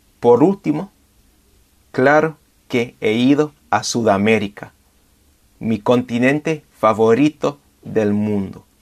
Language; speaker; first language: Spanish; non-native, fluent; English